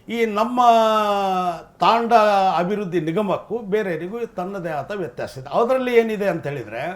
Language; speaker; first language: Kannada; non-native, local second language; Lambadi